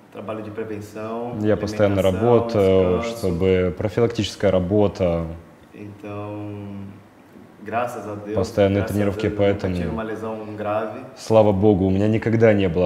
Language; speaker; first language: Russian; non-native, fluent; Portuguese